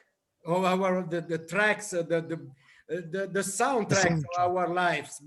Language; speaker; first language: English; non-native, learner; Italian